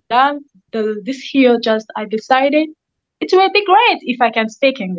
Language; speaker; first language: English; non-native, learner; French